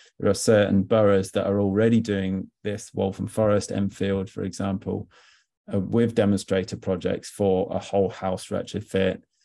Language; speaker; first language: English; native; English